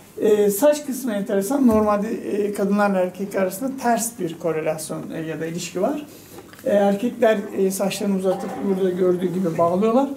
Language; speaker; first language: Turkish; native; Turkish